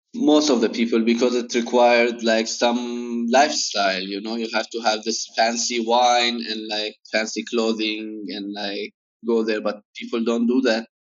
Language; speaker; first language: English; non-native, fluent; Arabic